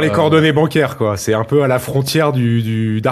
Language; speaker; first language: French; native; French